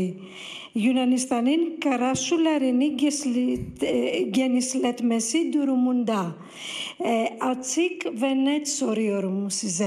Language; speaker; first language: Turkish; non-native, fluent; Greek